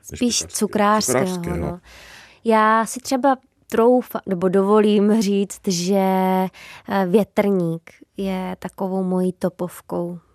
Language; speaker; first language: Czech; native; Czech